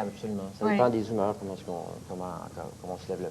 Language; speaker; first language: French; native; French